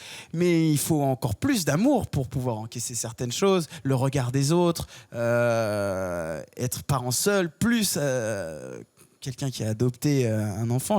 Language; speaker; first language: French; native; French